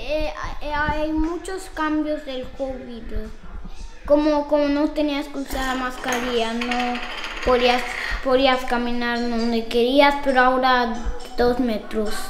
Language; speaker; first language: Spanish; early bilingual, heritage; Spanish